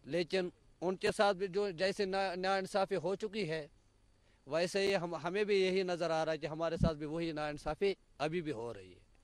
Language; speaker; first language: Hindi; non-native, local second language; Kashmiri